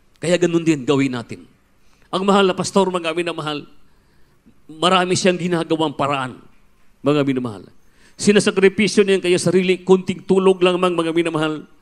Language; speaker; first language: Filipino; non-native, local second language; Cebuano